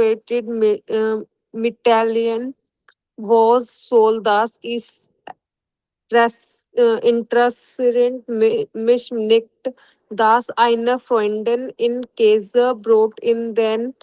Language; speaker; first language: German; non-native, learner; Hindi